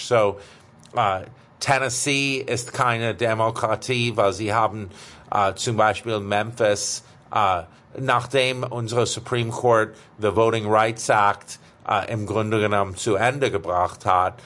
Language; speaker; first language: German; non-native, fluent; English